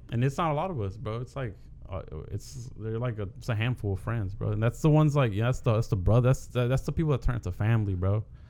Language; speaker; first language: English; early bilingual, other home language; Spanish